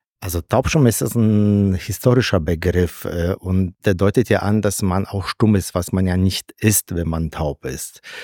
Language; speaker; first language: German; non-native, fluent; Polish